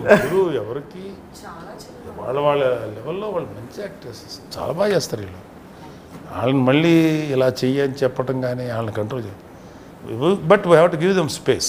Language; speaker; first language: Telugu; native; Telugu